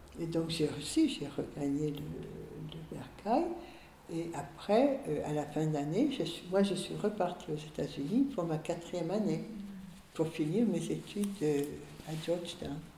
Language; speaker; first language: French; early bilingual, other home language; Hungarian